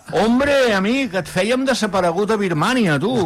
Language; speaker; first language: Catalan; native; Catalan